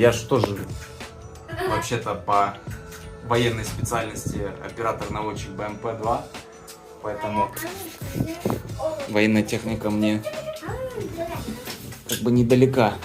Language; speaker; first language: Russian; native; Russian